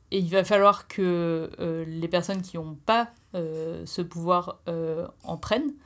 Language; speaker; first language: French; native; French